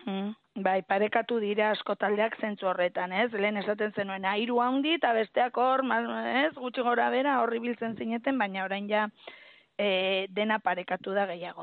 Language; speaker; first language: Basque; native; Basque